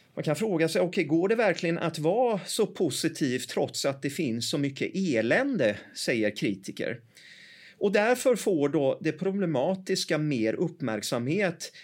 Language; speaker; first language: Swedish; early bilingual, other home language; Persian